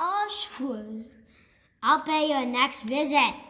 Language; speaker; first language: English; native; English